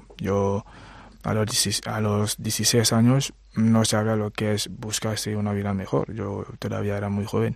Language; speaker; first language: Spanish; non-native, fluent; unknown